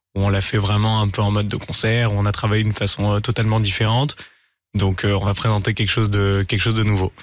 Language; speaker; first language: French; native; French